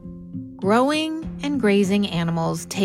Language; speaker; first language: English; native; English